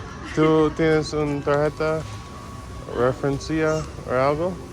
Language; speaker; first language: Spanish; non-native, learner; English